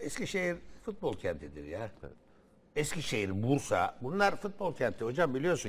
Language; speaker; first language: Turkish; native; Turkish